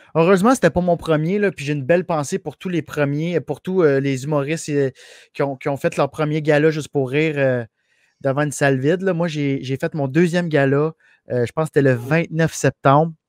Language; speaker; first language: French; native; French